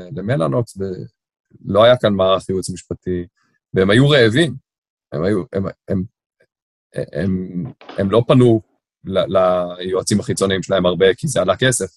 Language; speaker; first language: Hebrew; native; Hebrew